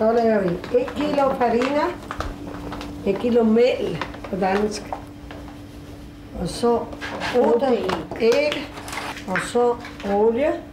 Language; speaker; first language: Danish; non-native, fluent; Italian